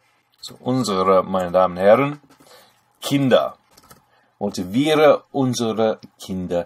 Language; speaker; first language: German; non-native, fluent; English